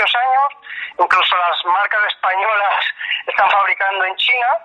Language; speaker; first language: Spanish; native; Spanish